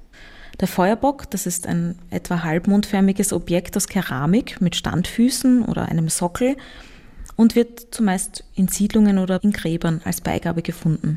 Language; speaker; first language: German; native; German